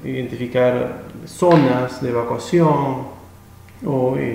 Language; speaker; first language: Spanish; native; Spanish